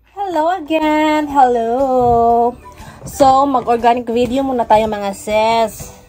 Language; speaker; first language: Filipino; non-native, local second language; Waray